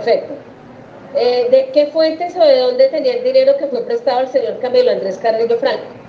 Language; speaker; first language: Spanish; native; Spanish